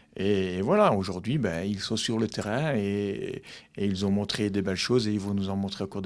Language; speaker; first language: French; native; French